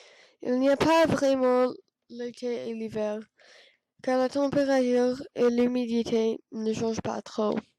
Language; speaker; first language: French; non-native, learner; English